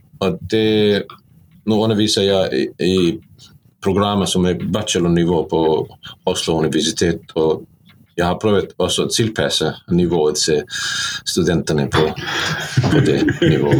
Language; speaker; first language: Norwegian; non-native, fluent; Bosnian